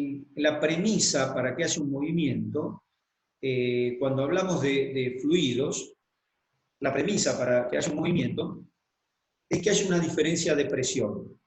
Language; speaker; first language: Spanish; native; Spanish